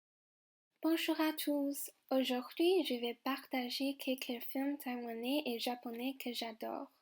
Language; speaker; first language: French; non-native, fluent; Chinese